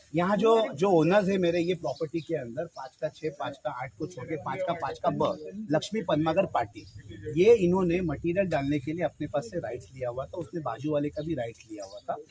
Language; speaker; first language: Hindi; non-native, local second language; Marathi